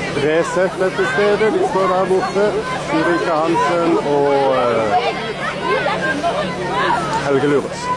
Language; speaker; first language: Norwegian; native; Norwegian